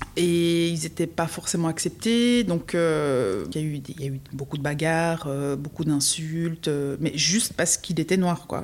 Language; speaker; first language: French; native; French